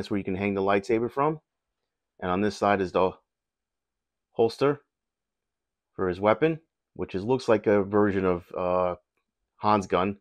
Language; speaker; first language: English; native; English